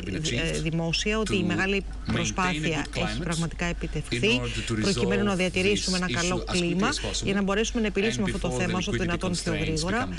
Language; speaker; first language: Greek; native; Greek